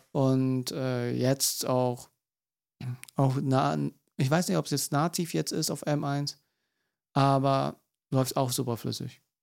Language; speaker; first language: German; early bilingual, other home language; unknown